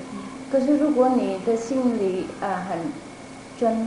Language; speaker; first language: Chinese; non-native, fluent; Vietnamese